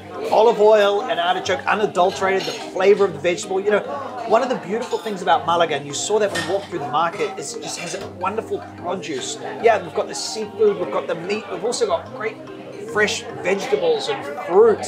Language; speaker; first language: English; native; English